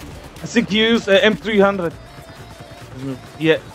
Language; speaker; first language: English; non-native, learner; Turkish